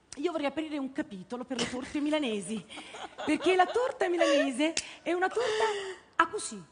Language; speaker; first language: Italian; native; Italian